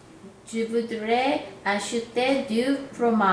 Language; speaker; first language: French; non-native, learner; Korean